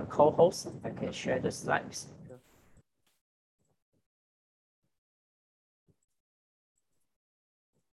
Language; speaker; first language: English; non-native, local second language; Chinese